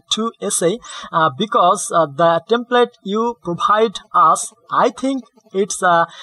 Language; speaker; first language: English; non-native, learner; Bangla